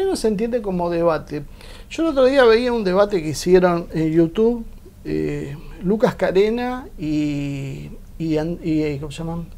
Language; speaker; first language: Spanish; native; Spanish